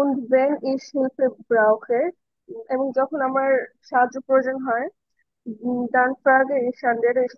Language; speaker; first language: German; non-native, learner; Bangla